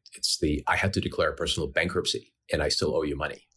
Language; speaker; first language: English; early bilingual, other home language; Ukrainian